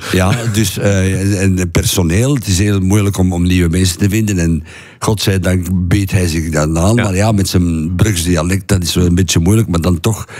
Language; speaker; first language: Dutch; native; Dutch